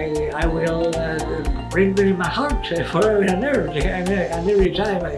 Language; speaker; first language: English; non-native, local second language; Spanish